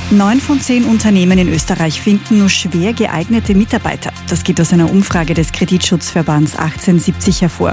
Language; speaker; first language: German; native; German